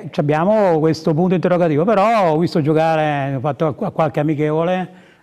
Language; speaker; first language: Italian; native; Italian